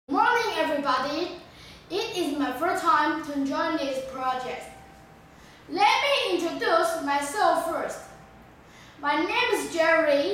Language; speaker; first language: English; non-native, learner; Chinese